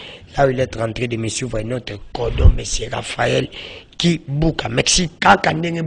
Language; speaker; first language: French; non-native, local second language; Lingala